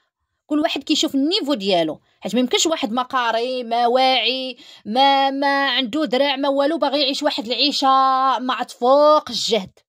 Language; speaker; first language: Arabic; native; Arabic